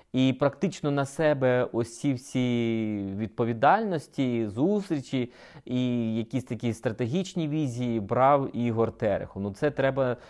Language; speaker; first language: Ukrainian; native; Ukrainian